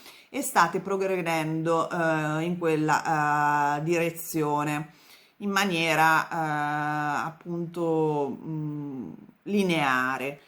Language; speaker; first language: Italian; native; Italian